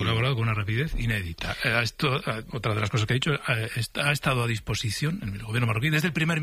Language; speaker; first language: Spanish; native; Spanish